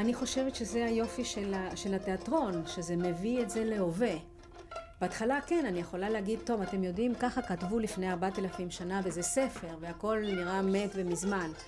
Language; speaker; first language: Hebrew; non-native, fluent; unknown